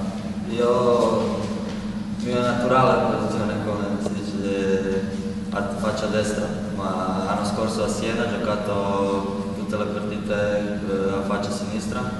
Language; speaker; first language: Italian; non-native, learner; Croatian